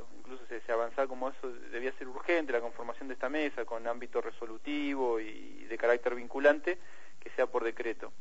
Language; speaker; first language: Spanish; native; Spanish